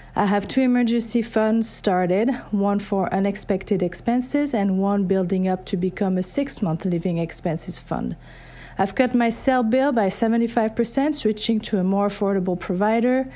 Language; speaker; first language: English; non-native, fluent; French